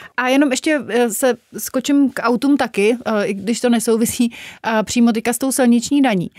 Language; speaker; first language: Czech; native; Czech